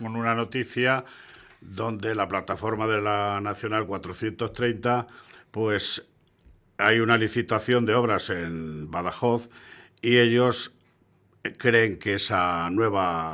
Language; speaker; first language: Spanish; native; Spanish